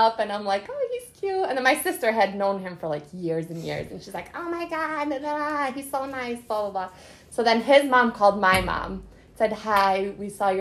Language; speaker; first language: English; early bilingual, other home language; Arabic